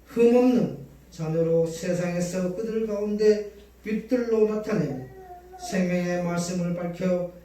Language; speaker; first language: Korean; native; Korean